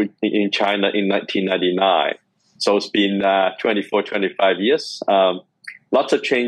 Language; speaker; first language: English; non-native, local second language; Cantonese